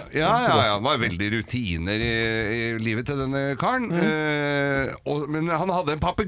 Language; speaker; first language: Norwegian; native; Norwegian